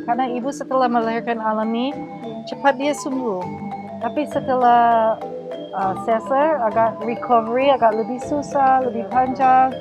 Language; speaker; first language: Indonesian; non-native, learner; English